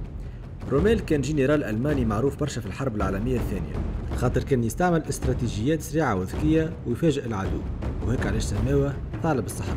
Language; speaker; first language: Arabic; native; Arabic